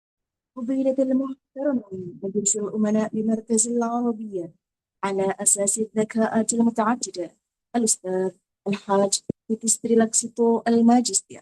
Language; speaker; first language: Arabic; non-native, fluent; Indonesian